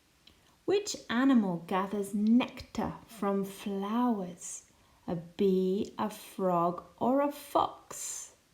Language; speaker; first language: English; non-native, fluent; Spanish